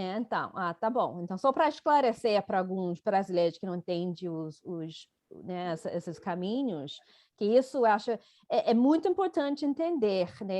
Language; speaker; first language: Portuguese; non-native, fluent; English